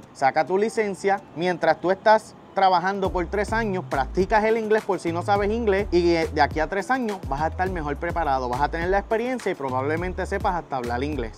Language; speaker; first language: Spanish; native; Spanish